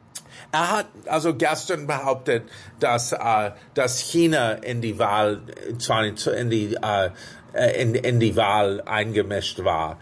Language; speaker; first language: German; non-native, fluent; English